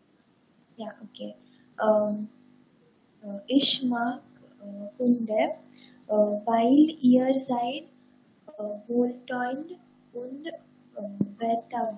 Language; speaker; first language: German; non-native, learner; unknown